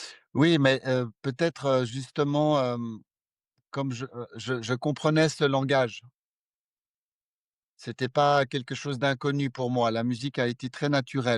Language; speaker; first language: French; non-native, fluent; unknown